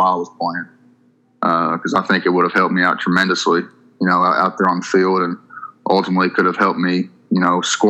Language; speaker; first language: English; native; English